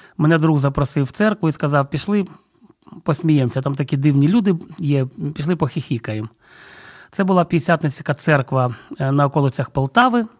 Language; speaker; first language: Ukrainian; non-native, local second language; Russian